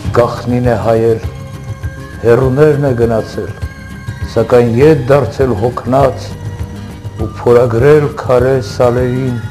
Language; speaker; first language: Armenian; non-native, local second language; Assyrian Neo-Aramaic